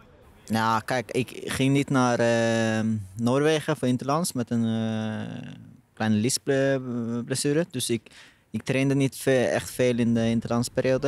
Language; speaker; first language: Dutch; non-native, fluent; Norwegian